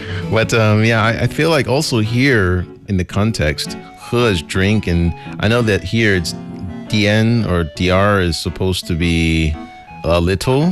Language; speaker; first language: English; native; English